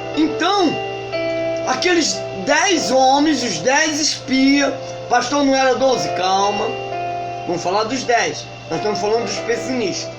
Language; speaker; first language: Portuguese; native; Portuguese